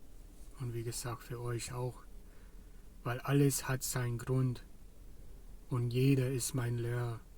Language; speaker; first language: German; non-native, fluent; English